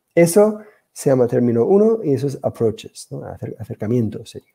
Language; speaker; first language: Spanish; non-native, fluent; English